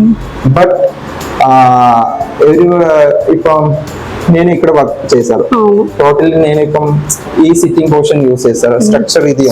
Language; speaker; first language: Telugu; non-native, learner; Malayalam